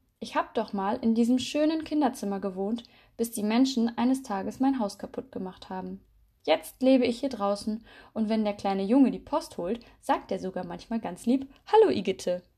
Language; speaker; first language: German; native; German